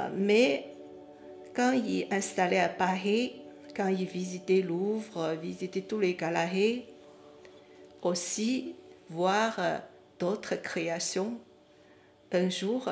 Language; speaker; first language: French; non-native, fluent; Chinese